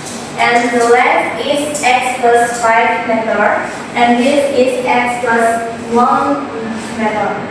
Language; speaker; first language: English; non-native, learner; Indonesian